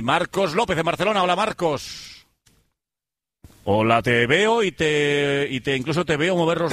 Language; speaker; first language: Spanish; native; Spanish